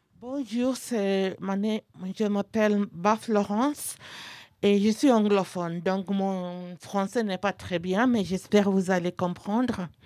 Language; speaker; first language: French; non-native, fluent; English